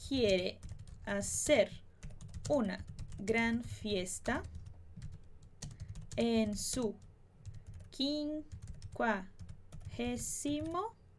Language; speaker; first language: Spanish; non-native, fluent; Portuguese